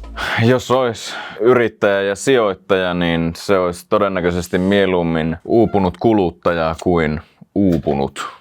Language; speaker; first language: Finnish; native; Finnish